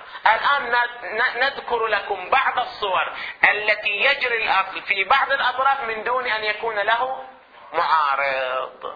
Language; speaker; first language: Arabic; native; Arabic